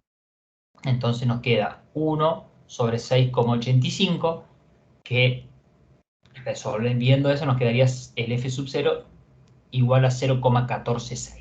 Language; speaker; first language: Spanish; native; Spanish